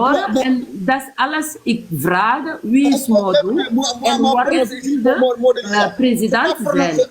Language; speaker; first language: Dutch; non-native, learner; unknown